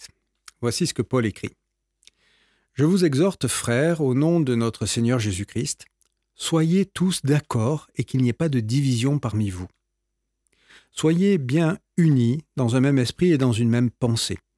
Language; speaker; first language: French; native; French